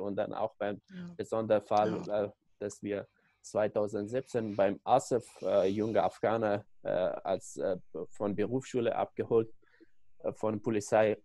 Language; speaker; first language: German; non-native, learner; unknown